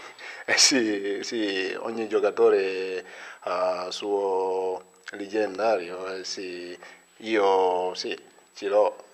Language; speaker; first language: Italian; non-native, fluent; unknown